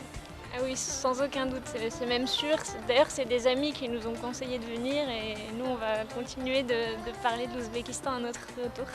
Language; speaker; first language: French; native; French